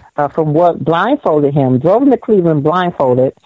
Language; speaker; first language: English; native; English